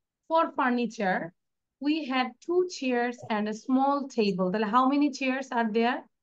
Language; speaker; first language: English; non-native, local second language; Bangla